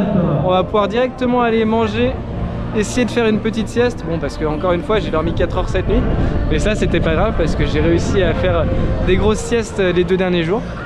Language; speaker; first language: French; native; French